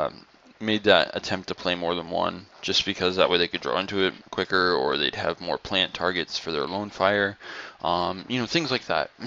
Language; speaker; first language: English; native; English